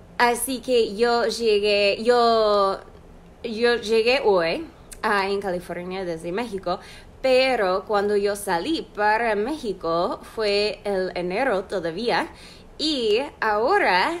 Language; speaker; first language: Spanish; non-native, fluent; English